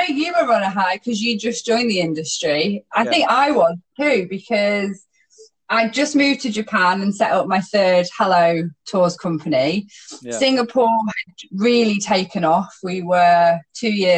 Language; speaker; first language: English; native; English